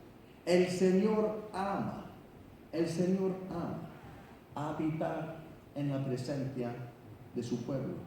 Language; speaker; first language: Spanish; non-native, fluent; Icelandic